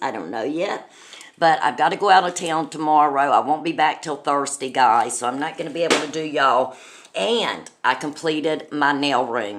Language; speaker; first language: English; native; English